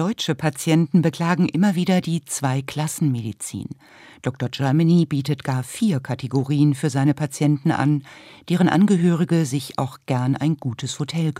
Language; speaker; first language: German; native; German